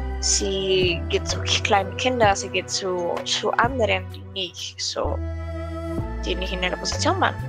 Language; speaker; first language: German; non-native, learner; Spanish